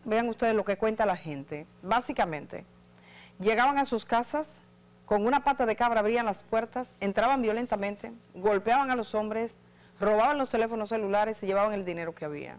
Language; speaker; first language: Spanish; native; Spanish